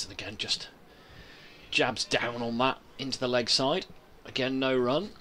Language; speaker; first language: English; native; English